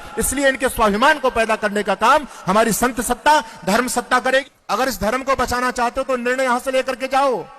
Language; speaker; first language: Hindi; native; Hindi